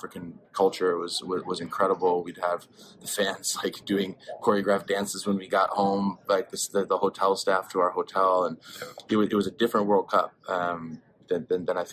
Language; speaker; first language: English; native; English